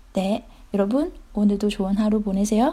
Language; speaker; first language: Korean; non-native, fluent; Chinese